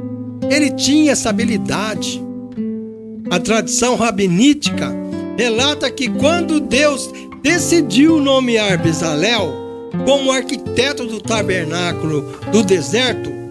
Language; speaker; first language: Portuguese; native; Portuguese